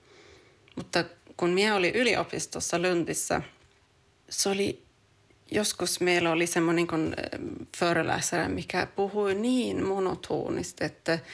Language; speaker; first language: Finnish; early bilingual, heritage; Finnish